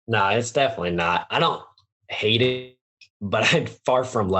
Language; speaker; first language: English; native; English